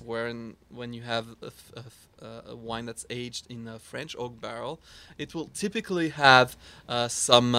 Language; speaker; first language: English; non-native, fluent; French